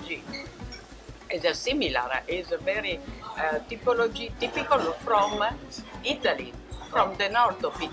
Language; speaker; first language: English; non-native, learner; Italian